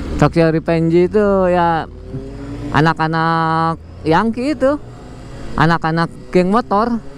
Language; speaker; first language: Indonesian; native; Indonesian